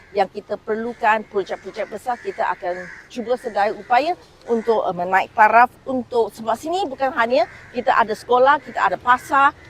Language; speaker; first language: Malay; non-native, local second language; Min Nan Chinese